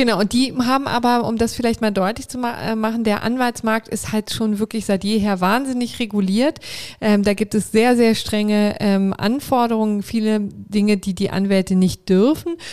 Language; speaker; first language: German; native; German